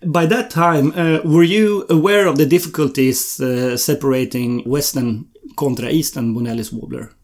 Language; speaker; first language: English; non-native, fluent; Swedish